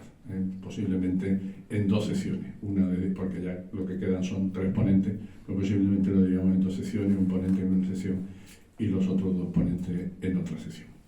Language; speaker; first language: Spanish; native; Spanish